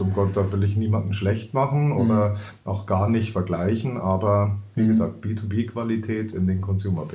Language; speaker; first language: German; native; German